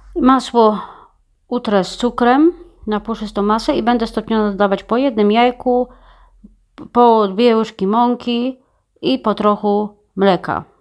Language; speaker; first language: Polish; native; Polish